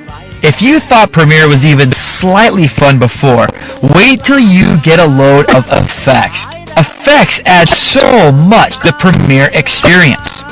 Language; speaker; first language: English; native; English